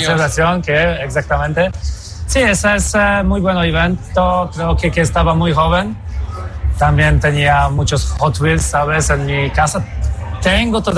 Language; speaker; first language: Spanish; non-native, fluent; Polish